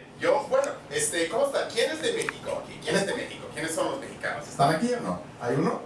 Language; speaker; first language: Spanish; non-native, fluent; English